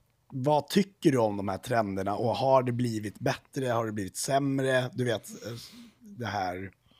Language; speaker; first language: Swedish; native; Swedish